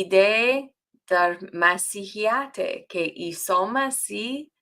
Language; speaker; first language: Persian; non-native, learner; English